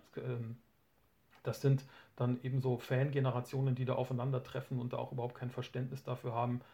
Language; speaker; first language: German; native; German